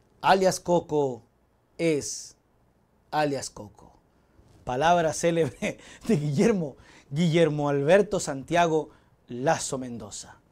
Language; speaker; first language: Spanish; native; Spanish